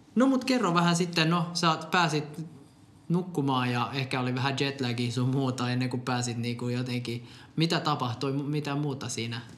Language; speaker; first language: Finnish; non-native, local second language; Swedish